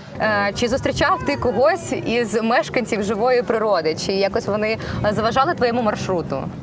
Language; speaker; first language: Ukrainian; native; Ukrainian